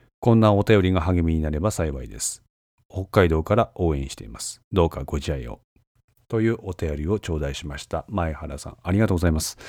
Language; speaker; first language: Japanese; native; Japanese